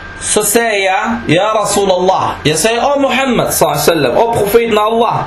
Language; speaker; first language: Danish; non-native, fluent; Arabic